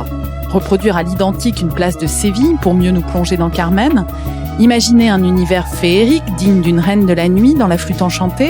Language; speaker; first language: French; native; French